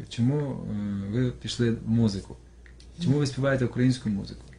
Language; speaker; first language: Ukrainian; native; Ukrainian